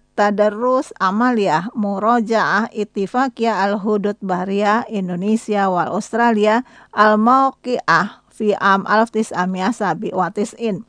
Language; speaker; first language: Arabic; non-native, learner; Indonesian